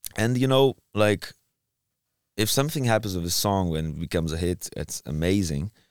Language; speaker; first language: English; non-native, fluent; Portuguese